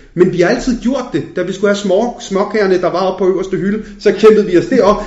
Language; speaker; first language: Danish; early bilingual, other home language; Punjabi